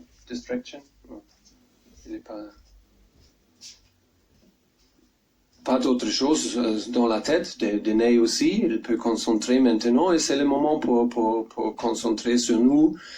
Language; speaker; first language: French; non-native, learner; German